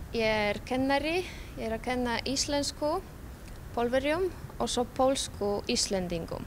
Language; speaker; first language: Icelandic; non-native, fluent; Polish